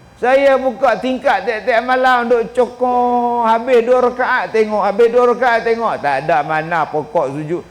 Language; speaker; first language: Malay; native; Malay